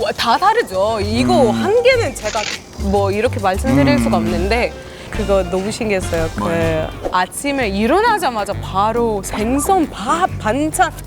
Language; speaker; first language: Korean; non-native, fluent; Arabic